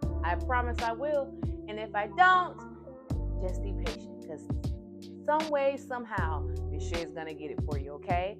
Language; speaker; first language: English; native; English